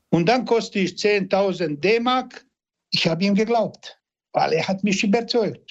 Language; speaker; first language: German; non-native, learner; Croatian